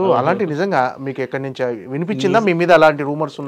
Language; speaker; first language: Telugu; native; Telugu